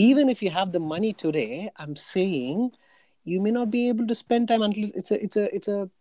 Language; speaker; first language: English; non-native, local second language; Tamil